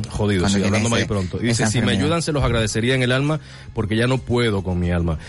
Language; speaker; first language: Spanish; native; Spanish